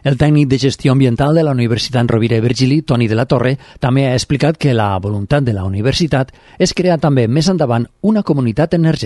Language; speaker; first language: Catalan; native; Catalan